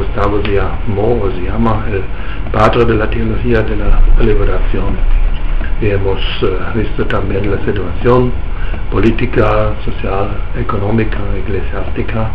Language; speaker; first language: Spanish; non-native, fluent; German